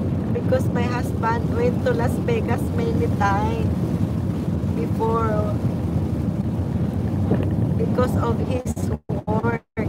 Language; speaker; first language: English; non-native, local second language; Cebuano